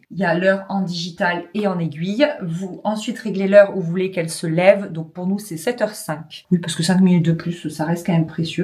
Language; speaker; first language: French; native; French